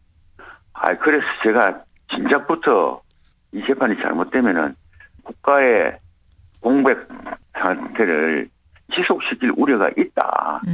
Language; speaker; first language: Korean; native; Korean